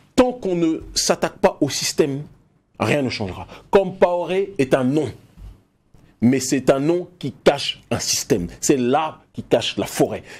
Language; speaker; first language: French; native; French